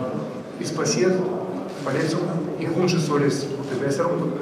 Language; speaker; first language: German; non-native, learner; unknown